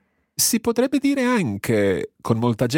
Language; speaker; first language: Italian; non-native, fluent; English